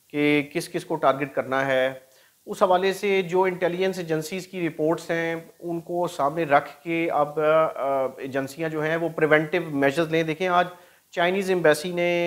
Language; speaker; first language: Urdu; non-native, local second language; Punjabi